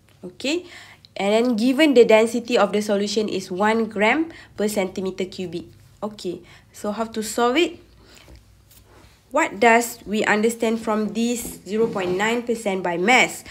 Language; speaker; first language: English; non-native, local second language; Malay